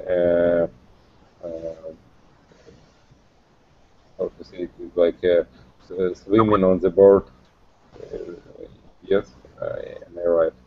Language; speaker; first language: English; non-native, learner; Russian